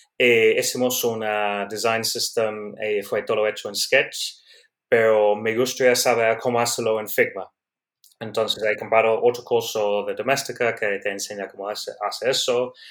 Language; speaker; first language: Spanish; non-native, learner; English